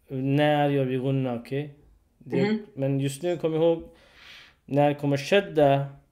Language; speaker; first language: Swedish; non-native, learner; Urdu